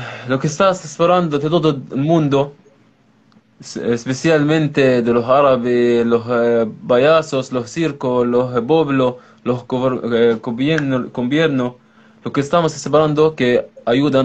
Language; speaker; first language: Spanish; non-native, learner; Arabic